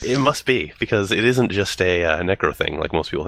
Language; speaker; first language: English; native; English